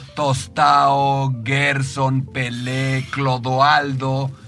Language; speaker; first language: Spanish; native; Spanish